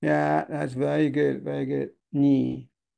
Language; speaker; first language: English; non-native, learner; Chinese